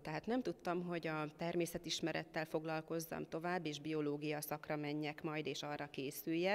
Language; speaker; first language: Hungarian; native; Hungarian